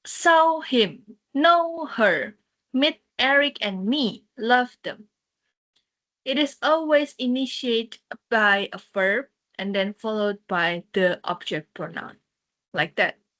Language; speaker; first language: English; non-native, fluent; Indonesian